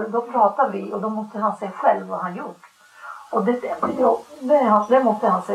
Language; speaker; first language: Swedish; non-native, learner; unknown